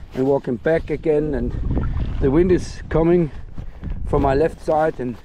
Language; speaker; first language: English; non-native, fluent; Danish